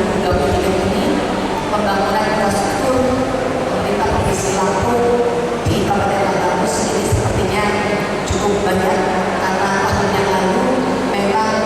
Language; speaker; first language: Indonesian; native; Indonesian